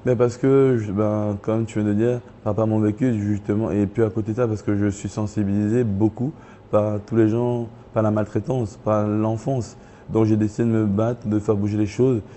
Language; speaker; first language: French; early bilingual, other home language; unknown